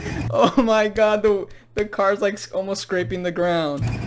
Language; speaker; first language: English; native; English